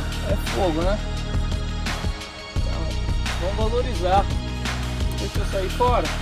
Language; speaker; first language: Portuguese; native; Portuguese